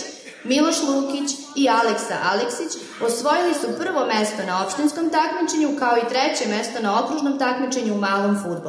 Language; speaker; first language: Serbian; native; Serbian